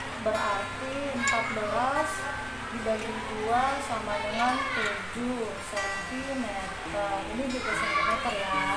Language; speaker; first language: Indonesian; native; Indonesian